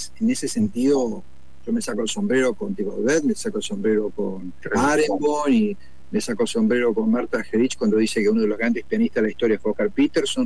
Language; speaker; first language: Spanish; native; Spanish